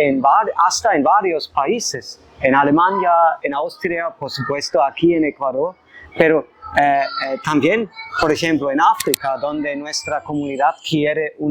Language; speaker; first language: Spanish; non-native, fluent; German